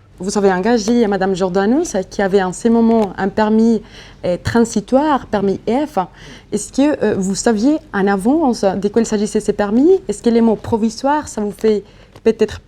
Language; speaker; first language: French; native; French